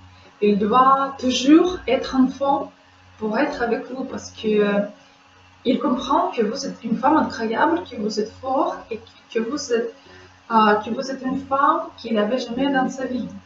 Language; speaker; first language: French; non-native, fluent; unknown